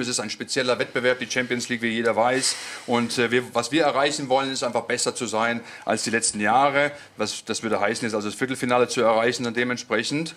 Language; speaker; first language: German; native; German